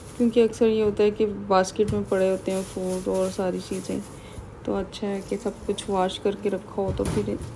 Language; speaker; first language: Urdu; native; Urdu